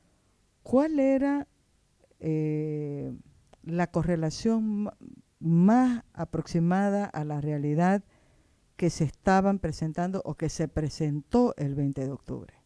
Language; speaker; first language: Spanish; native; Spanish